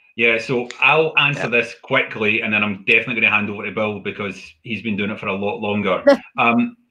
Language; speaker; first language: English; native; English